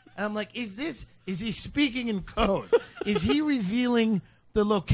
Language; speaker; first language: English; native; English